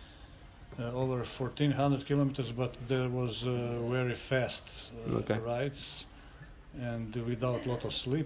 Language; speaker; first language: English; non-native, learner; Croatian